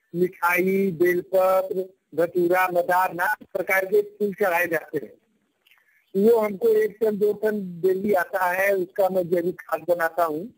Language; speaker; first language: Hindi; native; Hindi